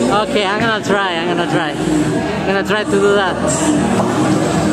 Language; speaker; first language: English; non-native, fluent; Spanish